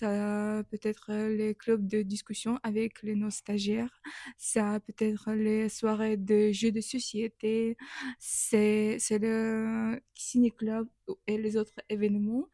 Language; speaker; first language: French; non-native, fluent; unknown